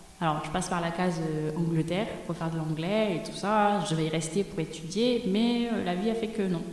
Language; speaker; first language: French; non-native, local second language; Bambara